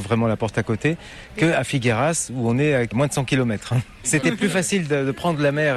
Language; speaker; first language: French; native; French